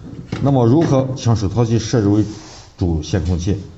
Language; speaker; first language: Chinese; native; Chinese